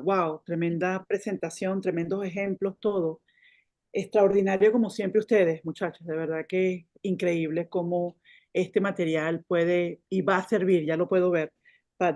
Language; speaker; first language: Spanish; native; Spanish